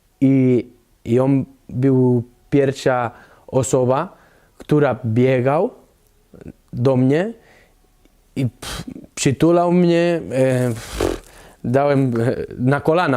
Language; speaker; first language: Polish; non-native, learner; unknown